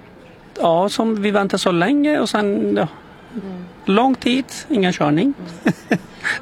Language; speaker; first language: Swedish; non-native, local second language; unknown